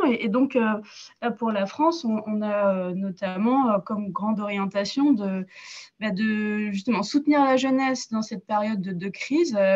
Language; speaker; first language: French; native; French